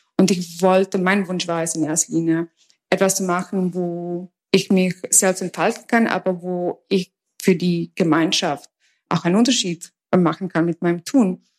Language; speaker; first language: German; early bilingual, other home language; Albanian